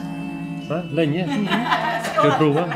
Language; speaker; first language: Swedish; non-native, learner; Russian